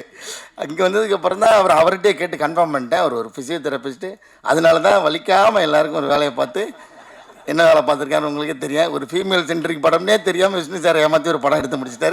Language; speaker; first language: Tamil; native; Tamil